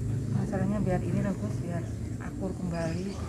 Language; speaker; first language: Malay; non-native, local second language; Javanese